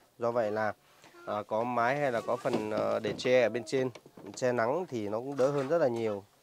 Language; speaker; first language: Vietnamese; non-native, local second language; Hmong